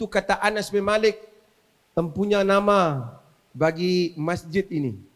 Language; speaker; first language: Malay; native; Malay